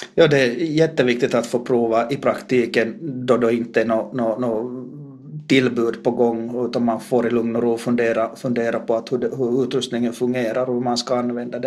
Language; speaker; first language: Swedish; native; Swedish